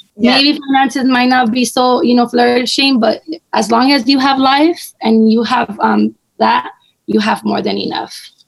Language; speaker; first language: English; early bilingual, other home language; Spanish